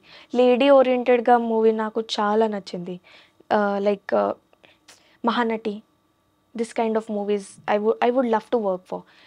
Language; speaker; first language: Telugu; non-native, learner; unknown